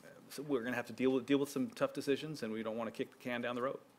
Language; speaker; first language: English; native; English